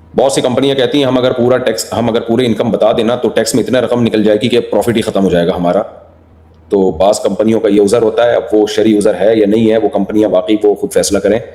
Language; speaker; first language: Urdu; native; Urdu